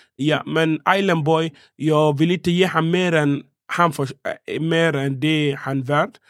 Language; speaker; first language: Swedish; non-native, fluent; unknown